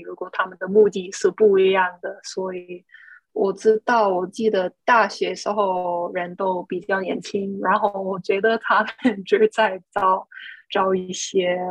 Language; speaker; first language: Chinese; non-native, fluent; English